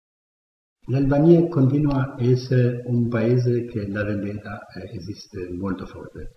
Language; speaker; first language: Italian; non-native, fluent; Albanian